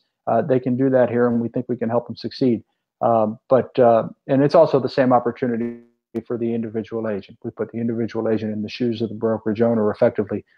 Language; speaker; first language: English; native; English